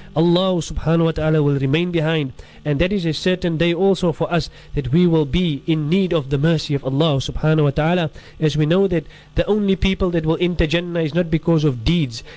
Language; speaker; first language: English; native; English